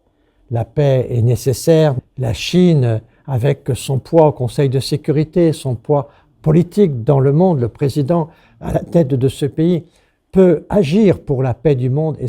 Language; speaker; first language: French; native; French